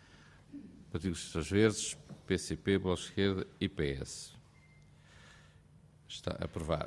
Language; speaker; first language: Portuguese; native; Portuguese